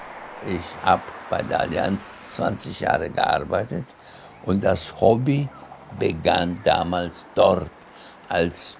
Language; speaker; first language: German; early bilingual, heritage; German